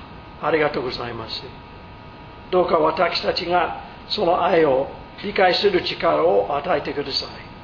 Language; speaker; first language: Japanese; non-native, fluent; English